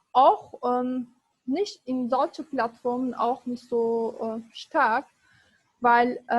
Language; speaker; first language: German; non-native, fluent; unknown